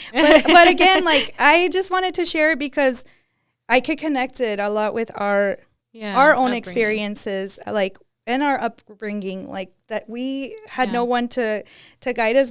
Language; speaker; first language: English; early bilingual, other home language; Spanish